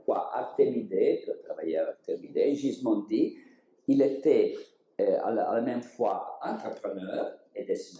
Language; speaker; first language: French; non-native, learner; Italian